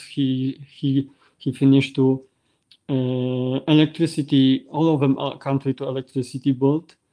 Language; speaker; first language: English; non-native, learner; Polish